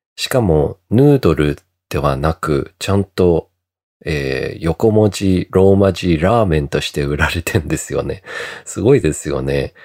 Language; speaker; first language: Japanese; early bilingual, heritage; Japanese